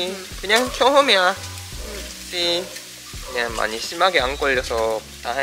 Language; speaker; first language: Korean; non-native, fluent; Japanese